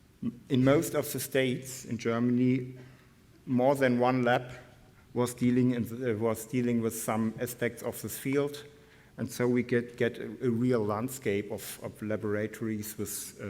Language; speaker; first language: English; non-native, fluent; German